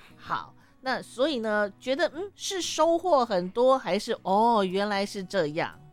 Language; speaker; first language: Chinese; native; Chinese